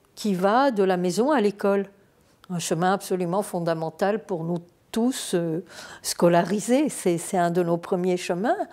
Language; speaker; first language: French; non-native, fluent; Turkish